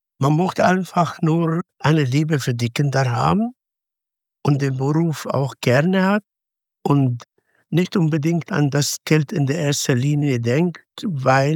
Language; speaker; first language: German; non-native, fluent; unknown